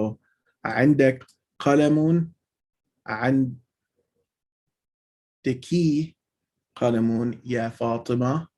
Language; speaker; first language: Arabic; non-native, fluent; English